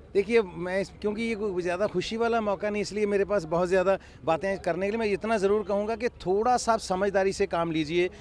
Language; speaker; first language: Hindi; non-native, local second language; Punjabi